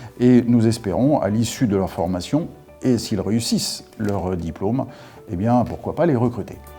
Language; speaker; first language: French; native; French